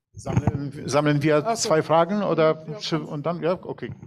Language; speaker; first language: German; non-native, fluent; Polish